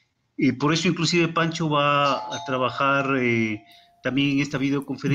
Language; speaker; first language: Spanish; native; Spanish